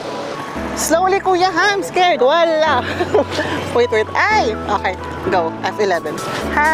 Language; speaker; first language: English; non-native, local second language; Filipino